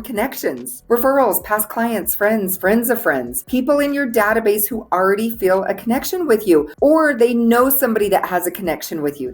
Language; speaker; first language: English; native; English